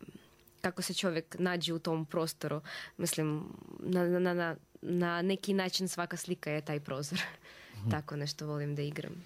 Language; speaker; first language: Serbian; non-native, fluent; Russian